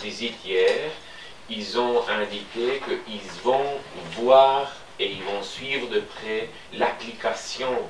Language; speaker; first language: French; non-native, fluent; Turkish